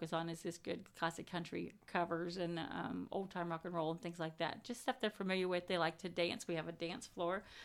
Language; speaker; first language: English; native; English